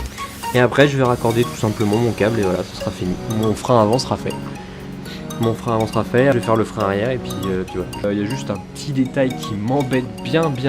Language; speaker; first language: French; native; French